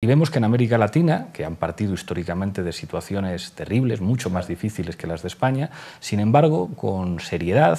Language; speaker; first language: Spanish; native; Spanish